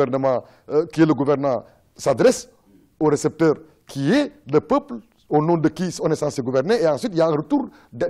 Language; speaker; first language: French; non-native, local second language; Wolof